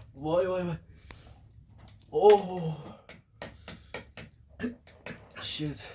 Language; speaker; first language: Persian; native; Persian